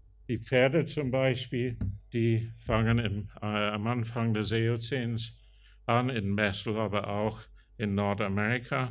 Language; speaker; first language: German; non-native, fluent; English